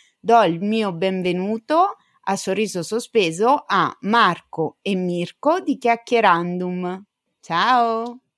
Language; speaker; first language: Italian; native; Italian